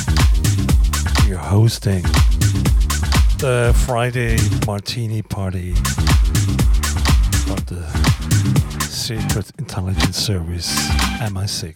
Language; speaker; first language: English; non-native, fluent; German